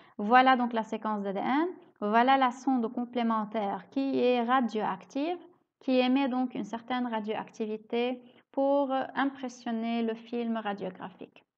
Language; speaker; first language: French; native; French